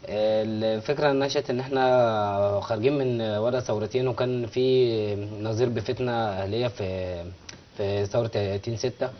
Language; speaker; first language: Egyptian Arabic; native; Egyptian Arabic